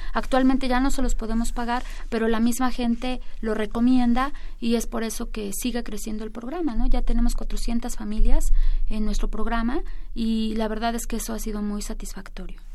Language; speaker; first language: Spanish; native; Spanish